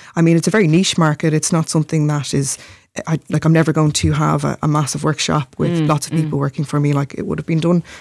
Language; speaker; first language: English; native; English